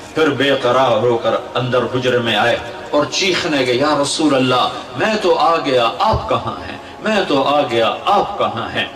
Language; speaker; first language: Urdu; non-native, local second language; Punjabi